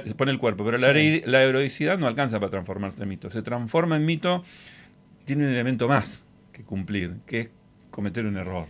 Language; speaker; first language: Spanish; native; Spanish